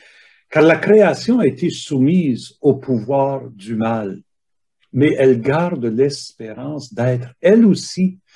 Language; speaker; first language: French; native; French